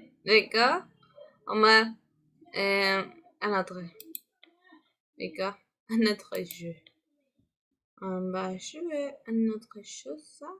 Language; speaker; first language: French; non-native, fluent; Spanish